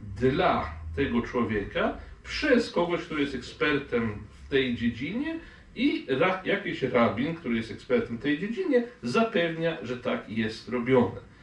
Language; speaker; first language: Polish; non-native, fluent; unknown